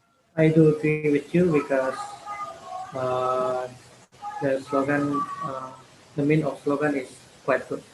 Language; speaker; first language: English; non-native, learner; Malay